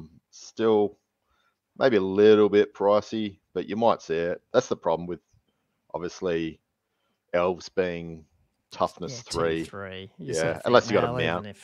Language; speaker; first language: English; native; English